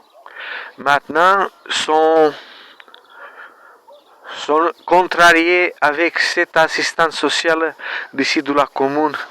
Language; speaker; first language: French; non-native, learner; Romanian